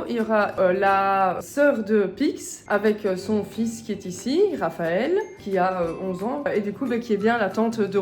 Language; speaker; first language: French; native; French